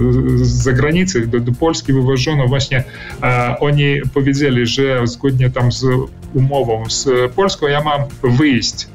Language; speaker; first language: Polish; early bilingual, heritage; Polish